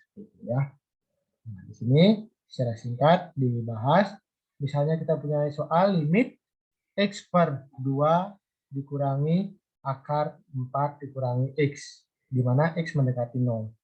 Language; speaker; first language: Indonesian; native; Indonesian